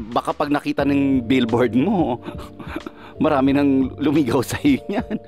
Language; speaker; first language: Filipino; native; Filipino